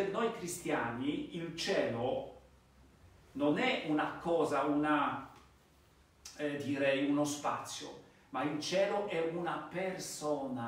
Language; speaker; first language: Italian; non-native, fluent; Polish